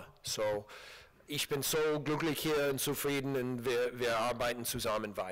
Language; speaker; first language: German; non-native, learner; English